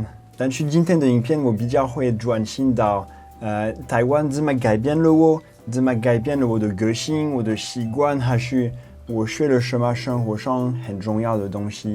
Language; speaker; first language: Chinese; non-native, fluent; French